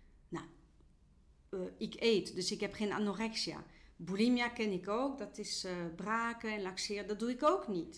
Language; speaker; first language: Dutch; non-native, fluent; French